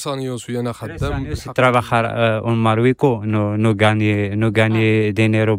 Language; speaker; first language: Spanish; non-native, learner; Arabic